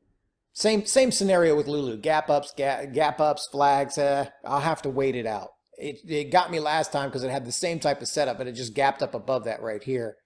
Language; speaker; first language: English; native; English